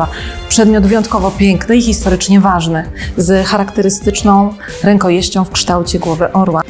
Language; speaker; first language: Polish; native; Polish